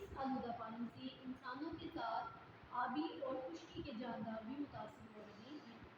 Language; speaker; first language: Urdu; native; Urdu